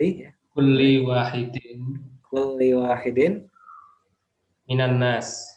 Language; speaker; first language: Arabic; non-native, learner; Indonesian